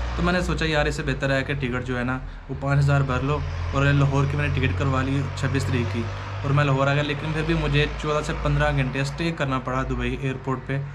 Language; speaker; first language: Urdu; non-native, local second language; Punjabi